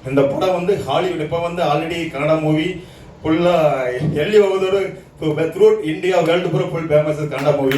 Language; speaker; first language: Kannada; non-native, learner; Tamil